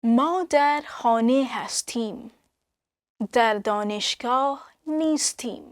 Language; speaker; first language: Persian; non-native, fluent; Urdu